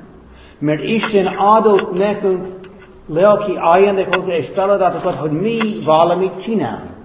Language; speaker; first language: Hungarian; non-native, fluent; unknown